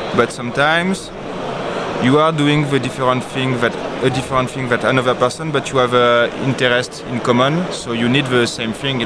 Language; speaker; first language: English; non-native, learner; French